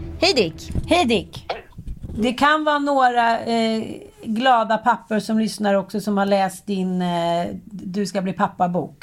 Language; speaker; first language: Swedish; native; Swedish